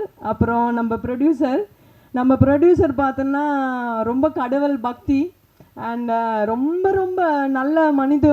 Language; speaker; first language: Tamil; non-native, fluent; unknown